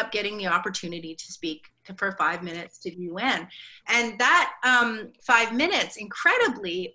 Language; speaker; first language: English; native; English